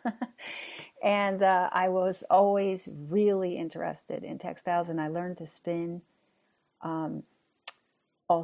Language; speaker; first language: English; native; English